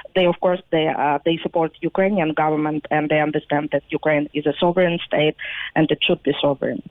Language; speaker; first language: English; non-native, fluent; Ukrainian